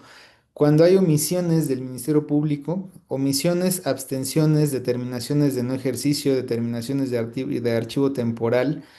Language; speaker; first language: Spanish; native; Spanish